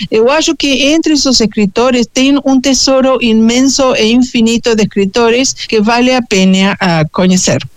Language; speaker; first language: Portuguese; non-native, fluent; Spanish